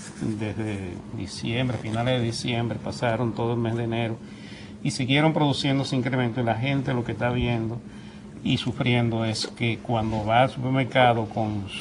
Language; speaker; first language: Spanish; native; Spanish